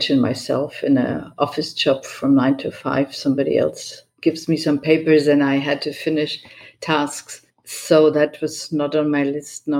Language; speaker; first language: English; non-native, fluent; German